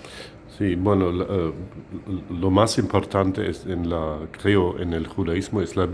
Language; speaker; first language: Spanish; non-native, fluent; German